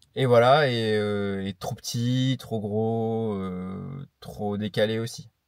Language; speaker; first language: French; native; French